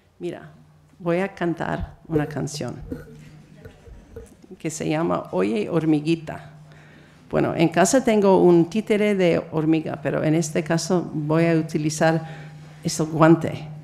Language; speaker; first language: Spanish; non-native, fluent; English